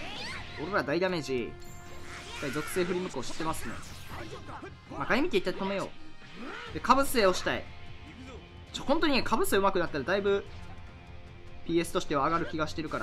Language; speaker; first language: Japanese; native; Japanese